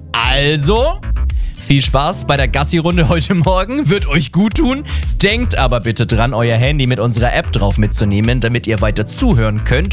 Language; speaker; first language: German; native; German